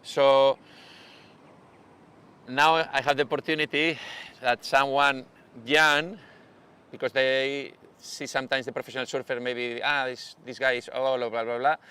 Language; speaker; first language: English; non-native, fluent; Spanish